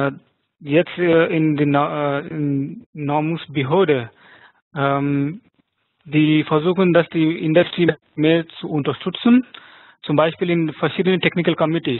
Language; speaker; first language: German; non-native, fluent; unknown